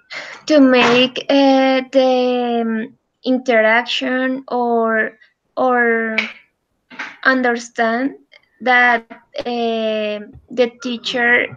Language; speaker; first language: English; non-native, learner; Spanish